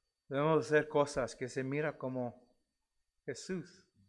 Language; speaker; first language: Spanish; non-native, learner; English